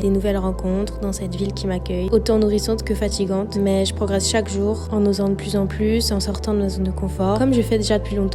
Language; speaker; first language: French; native; French